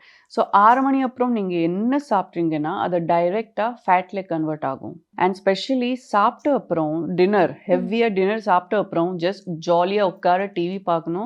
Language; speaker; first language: Tamil; non-native, fluent; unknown